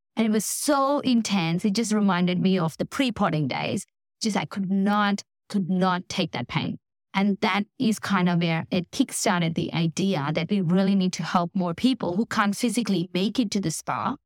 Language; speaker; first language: English; non-native, local second language; Gujarati